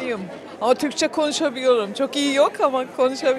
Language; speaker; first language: Turkish; non-native, learner; Persian